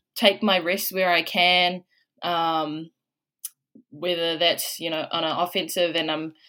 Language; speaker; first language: English; native; English